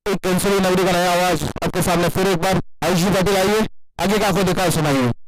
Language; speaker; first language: Hindi; non-native, local second language; Marathi